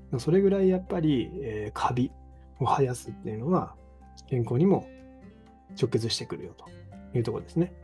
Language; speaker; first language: Japanese; native; Japanese